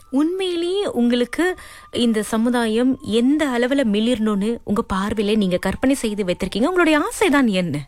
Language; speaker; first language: Tamil; native; Tamil